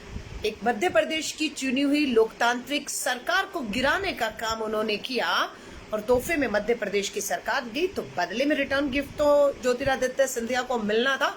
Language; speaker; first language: Hindi; native; Hindi